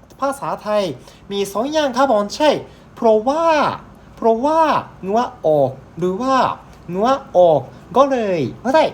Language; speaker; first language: Thai; non-native, learner; Japanese